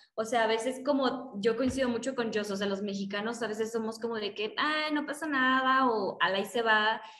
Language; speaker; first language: Spanish; native; Spanish